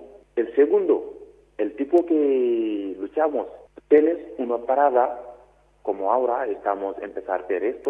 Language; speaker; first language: Spanish; non-native, learner; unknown